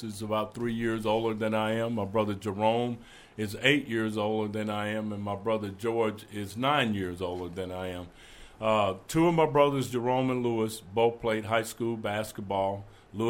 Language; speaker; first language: English; native; English